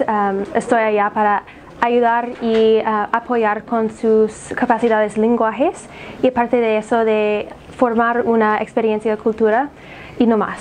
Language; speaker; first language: Spanish; non-native, fluent; English